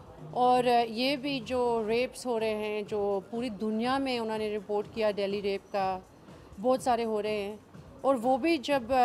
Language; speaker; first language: Hindi; early bilingual, heritage; English